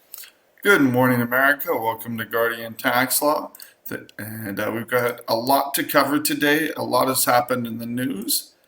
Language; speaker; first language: English; native; English